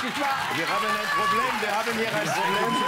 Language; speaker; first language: German; native; German